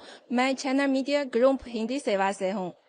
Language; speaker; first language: Hindi; non-native, fluent; Chinese